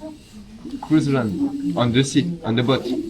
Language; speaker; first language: English; non-native, learner; French